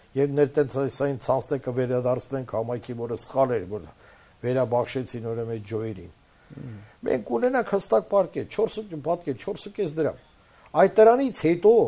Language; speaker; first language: Armenian; native; Armenian